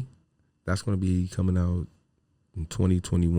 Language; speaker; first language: English; native; English